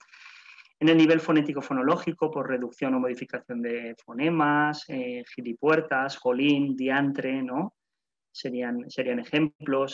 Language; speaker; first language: Spanish; native; Spanish